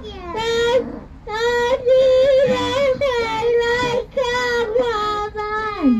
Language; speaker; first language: Chinese; native; Chinese